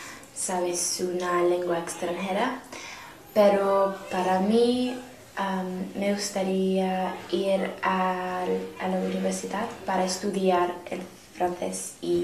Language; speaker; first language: Spanish; non-native, learner; English